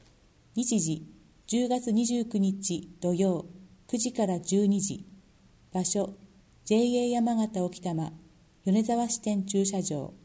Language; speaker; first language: Japanese; native; Japanese